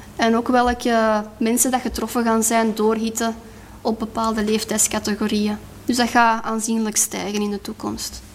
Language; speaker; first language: Dutch; native; Dutch